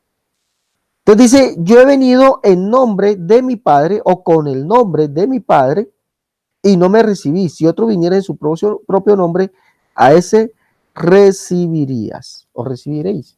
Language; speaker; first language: Spanish; native; Spanish